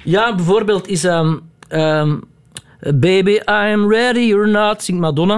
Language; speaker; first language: Dutch; native; Dutch